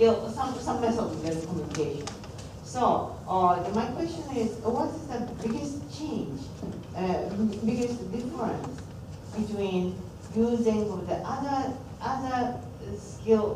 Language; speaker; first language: English; non-native, fluent; Japanese